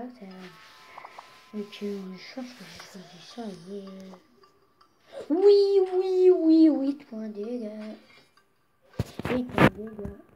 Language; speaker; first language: French; native; French